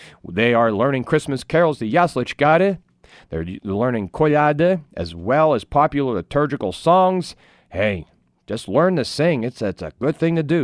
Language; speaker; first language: English; native; English